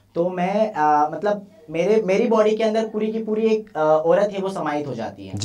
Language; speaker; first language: Hindi; native; Hindi